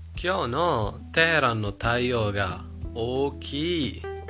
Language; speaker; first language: Japanese; non-native, learner; Persian